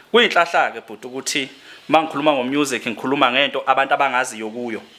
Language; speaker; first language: Zulu; native; Zulu